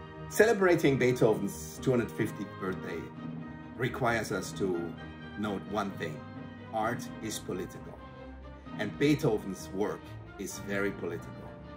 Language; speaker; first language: English; non-native, fluent; German